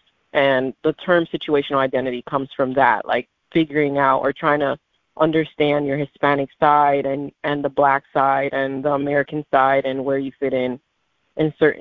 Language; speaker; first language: English; native; English